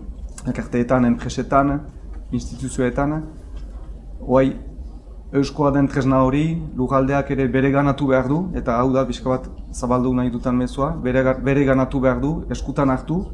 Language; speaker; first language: Basque; native; Basque